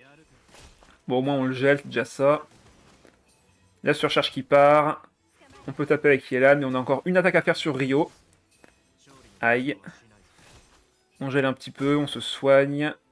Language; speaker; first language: French; native; French